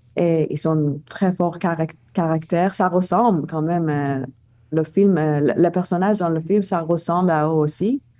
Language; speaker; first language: French; non-native, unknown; Persian